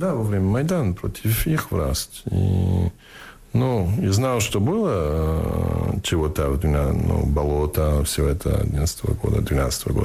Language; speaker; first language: Russian; non-native, fluent; English